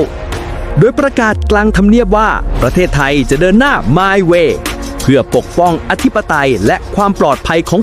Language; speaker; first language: Thai; native; Thai